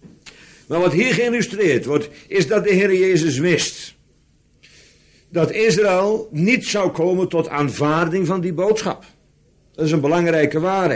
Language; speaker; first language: Dutch; native; Dutch